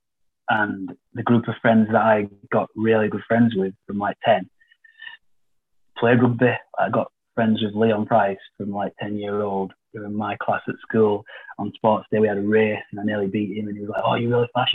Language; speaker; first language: English; native; English